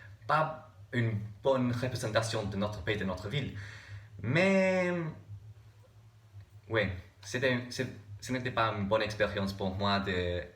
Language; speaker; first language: French; non-native, learner; English